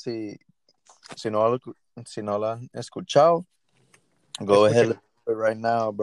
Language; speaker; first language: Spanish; early bilingual, heritage; Spanish